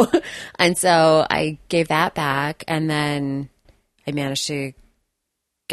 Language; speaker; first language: English; native; English